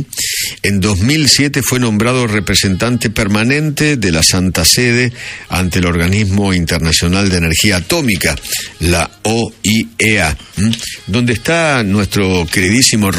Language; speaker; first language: Spanish; native; Spanish